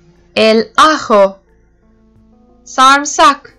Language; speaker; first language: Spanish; non-native, learner; Turkish